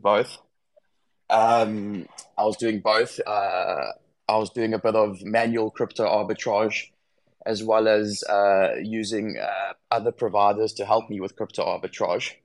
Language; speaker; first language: English; native; English